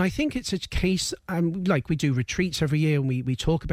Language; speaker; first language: English; native; English